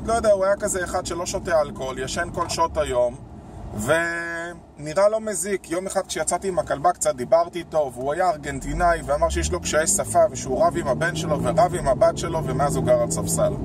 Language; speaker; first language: Hebrew; native; Hebrew